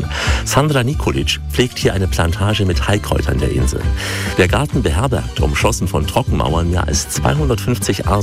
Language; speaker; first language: German; native; German